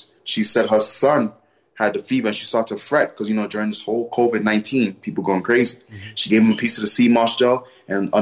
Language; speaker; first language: English; native; English